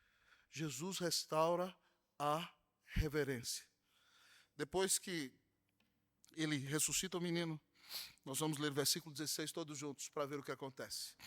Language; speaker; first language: Portuguese; native; Portuguese